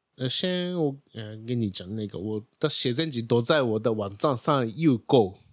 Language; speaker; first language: Chinese; non-native, fluent; Japanese